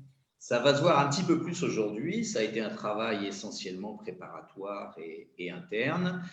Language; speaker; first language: French; native; French